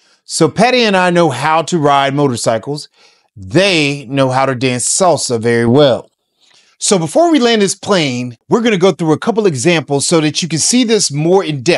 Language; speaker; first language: English; native; English